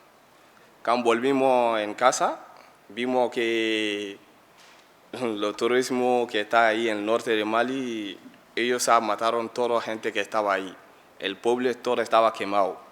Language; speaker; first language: Spanish; non-native, learner; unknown